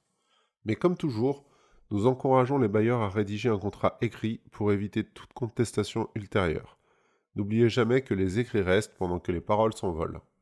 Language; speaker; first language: French; native; French